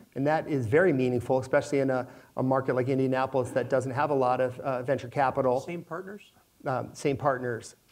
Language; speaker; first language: English; native; English